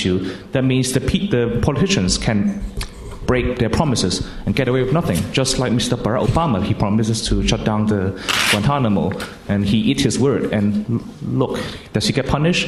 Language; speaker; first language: English; non-native, local second language; Cantonese